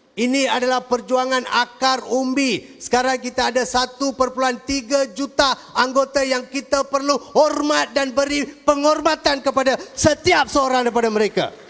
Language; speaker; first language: Malay; non-native, local second language; Tamil